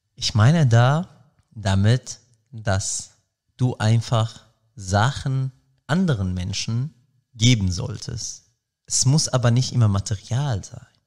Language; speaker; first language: German; non-native, fluent; Arabic